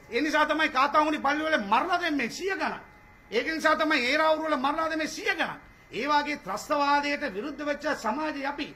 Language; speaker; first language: Sinhala; non-native, local second language; Tamil